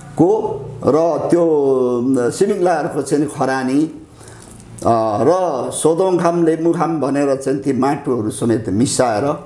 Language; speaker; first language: Nepali; non-native, local second language; Limbu